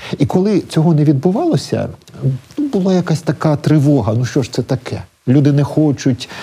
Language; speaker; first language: Ukrainian; native; Ukrainian